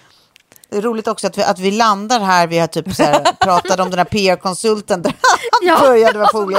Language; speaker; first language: Swedish; native; Swedish